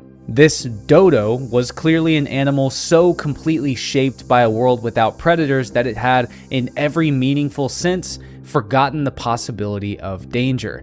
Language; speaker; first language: English; native; English